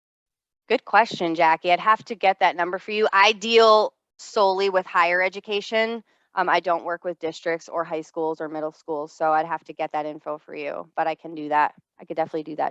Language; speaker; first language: English; native; English